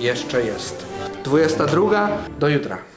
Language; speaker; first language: Polish; non-native, learner; Spanish